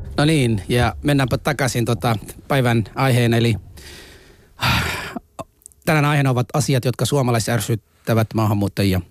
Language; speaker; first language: Finnish; non-native, fluent; Somali